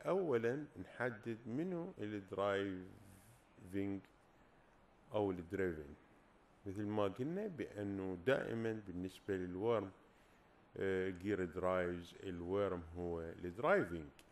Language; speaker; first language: Arabic; native; Arabic